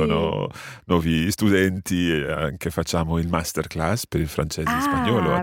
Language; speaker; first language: Italian; non-native, fluent; English